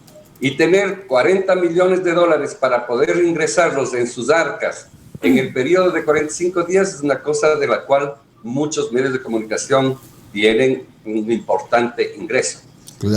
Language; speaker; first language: Spanish; native; Spanish